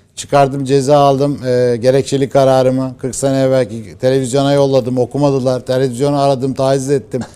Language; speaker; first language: Turkish; native; Turkish